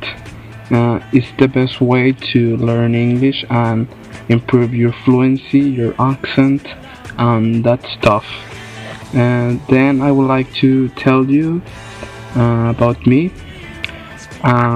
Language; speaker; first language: English; non-native, fluent; Spanish